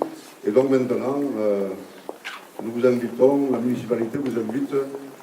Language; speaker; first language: French; native; French